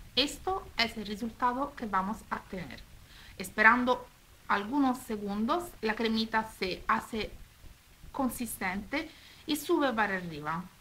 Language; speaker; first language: Spanish; non-native, fluent; Italian